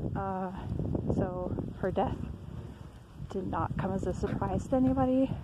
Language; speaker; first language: English; native; English